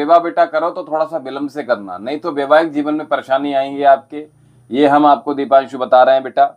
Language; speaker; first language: Hindi; native; Hindi